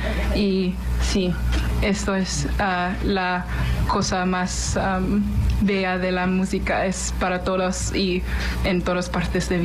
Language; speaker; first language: Spanish; non-native, learner; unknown